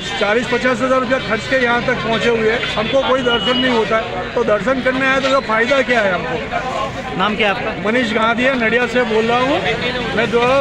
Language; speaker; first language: Hindi; non-native, local second language; Gujarati